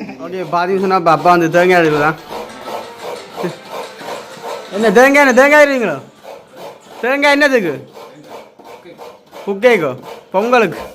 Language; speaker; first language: Tamil; native; Tamil